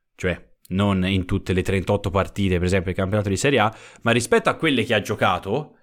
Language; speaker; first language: Italian; native; Italian